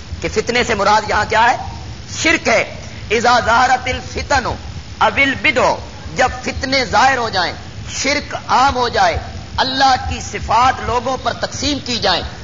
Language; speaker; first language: Urdu; non-native, local second language; Punjabi